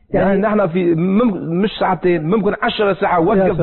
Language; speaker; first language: Arabic; non-native, learner; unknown